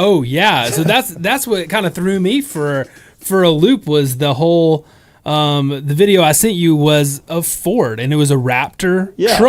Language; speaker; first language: English; native; English